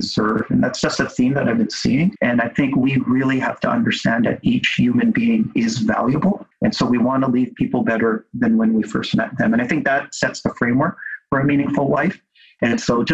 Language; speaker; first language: English; native; English